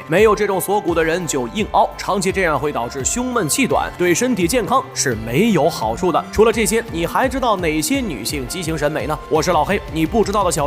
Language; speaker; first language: Chinese; native; Chinese